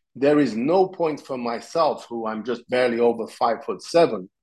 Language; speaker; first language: English; non-native, fluent; Italian